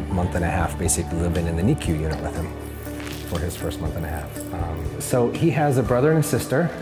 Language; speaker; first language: English; native; English